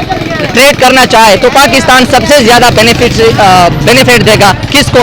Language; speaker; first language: Hindi; non-native, local second language; Pashto